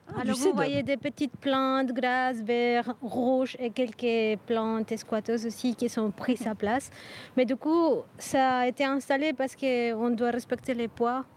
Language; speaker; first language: French; non-native, fluent; Spanish